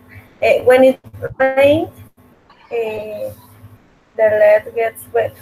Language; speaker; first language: English; non-native, learner; Spanish